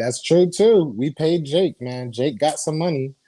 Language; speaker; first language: English; native; English